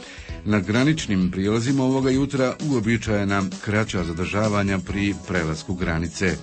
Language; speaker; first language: Croatian; native; Croatian